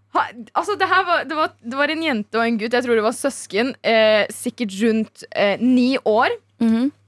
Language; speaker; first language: Norwegian; early bilingual, other home language; Turkish